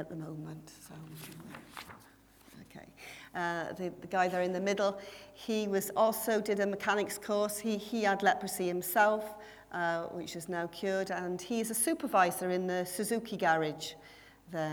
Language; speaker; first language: English; native; English